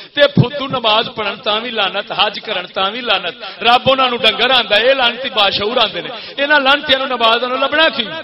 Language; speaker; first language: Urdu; non-native, local second language; Punjabi